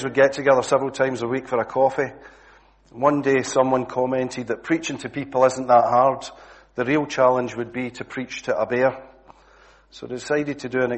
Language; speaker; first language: English; native; English